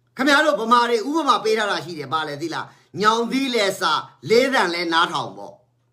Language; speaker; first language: Burmese; native; Burmese